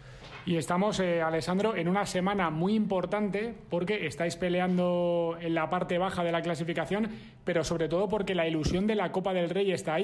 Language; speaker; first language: Spanish; native; Spanish